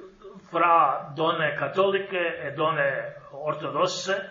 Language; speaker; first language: Italian; non-native, fluent; Croatian